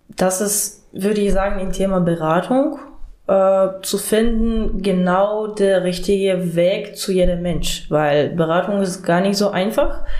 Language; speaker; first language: German; non-native, fluent; Ukrainian